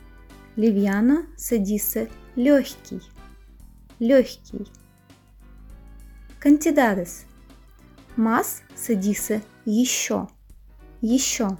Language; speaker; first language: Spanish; non-native, fluent; Russian